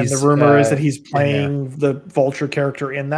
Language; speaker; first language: English; native; English